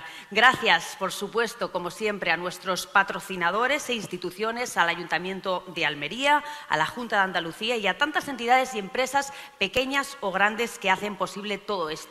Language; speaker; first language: Spanish; native; Spanish